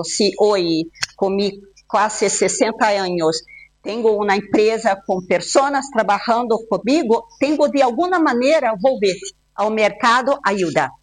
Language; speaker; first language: Spanish; non-native, fluent; Portuguese